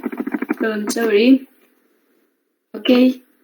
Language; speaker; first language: English; non-native, learner; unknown